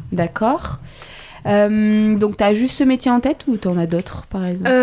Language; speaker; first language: French; native; French